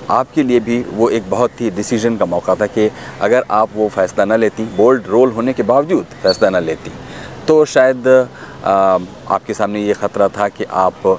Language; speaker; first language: Hindi; native; Hindi